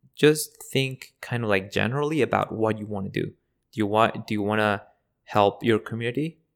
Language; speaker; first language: English; early bilingual, other home language; Spanish